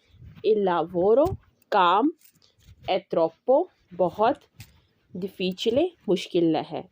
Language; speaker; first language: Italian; non-native, learner; Urdu